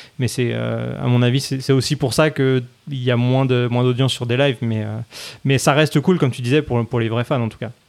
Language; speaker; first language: French; native; French